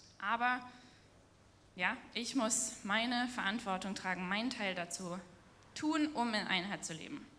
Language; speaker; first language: German; native; German